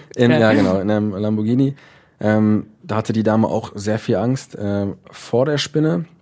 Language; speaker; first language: German; early bilingual, other home language; Dutch